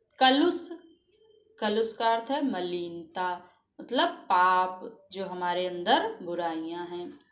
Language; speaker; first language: Hindi; native; Hindi